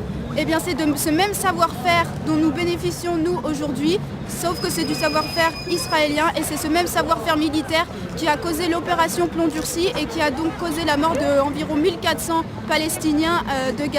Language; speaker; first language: French; native; French